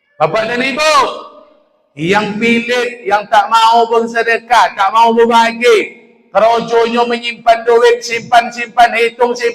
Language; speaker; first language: Malay; native; Malay